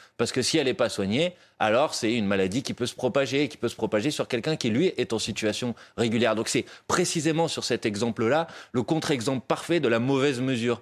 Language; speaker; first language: French; native; French